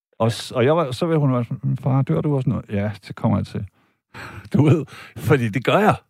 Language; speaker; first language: Danish; native; Danish